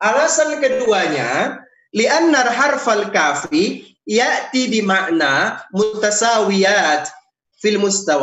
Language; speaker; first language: Arabic; non-native, fluent; Indonesian